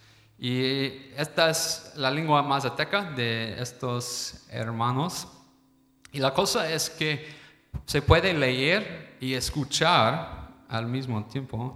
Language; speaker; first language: Spanish; non-native, fluent; English